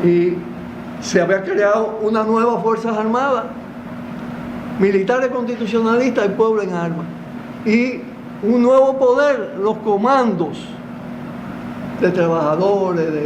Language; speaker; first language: Spanish; native; Spanish